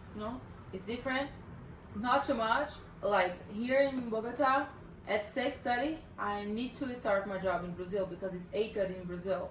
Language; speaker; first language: English; non-native, learner; Portuguese